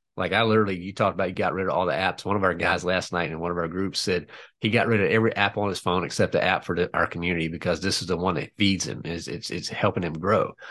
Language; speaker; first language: English; native; English